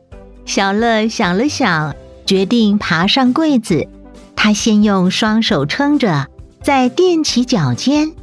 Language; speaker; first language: Chinese; native; Chinese